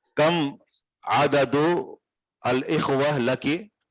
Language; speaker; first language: Arabic; non-native, fluent; Urdu